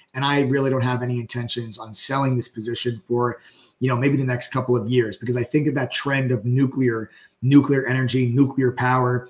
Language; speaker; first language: English; native; English